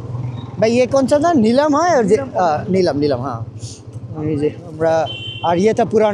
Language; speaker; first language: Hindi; non-native, fluent; Bangla